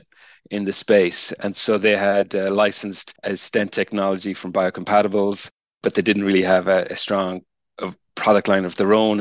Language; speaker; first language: English; native; English